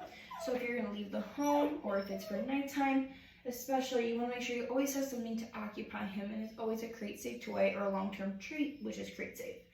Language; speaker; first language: English; native; English